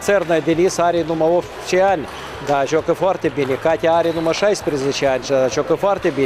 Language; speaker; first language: Romanian; non-native, local second language; Russian